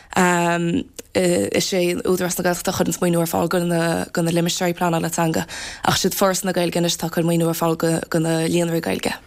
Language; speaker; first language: Irish; native; Irish